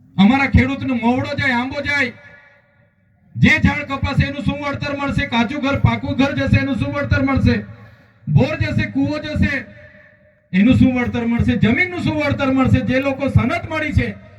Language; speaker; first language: Gujarati; non-native, local second language; Vasavi